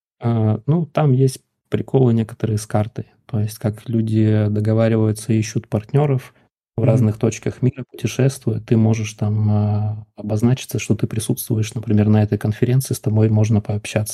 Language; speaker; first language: Russian; native; Russian